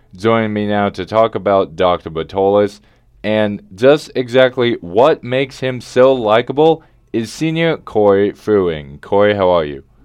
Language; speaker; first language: English; native; English